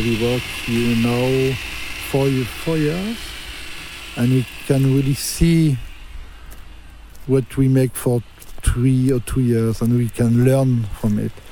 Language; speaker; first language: English; non-native, learner; French